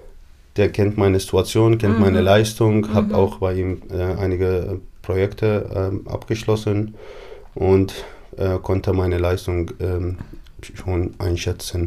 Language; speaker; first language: German; non-native, fluent; Arabic